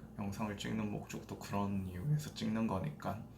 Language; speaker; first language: Korean; native; Korean